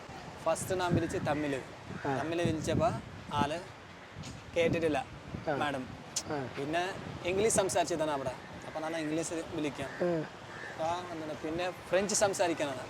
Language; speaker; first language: Malayalam; non-native, local second language; Hindi